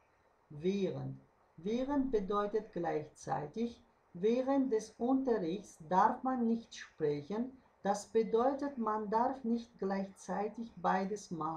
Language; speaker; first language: German; non-native, fluent; Uzbek